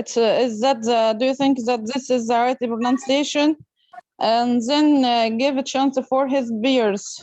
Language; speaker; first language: English; non-native, learner; Arabic